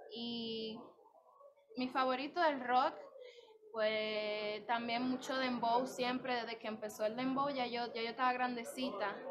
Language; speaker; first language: Spanish; native; Spanish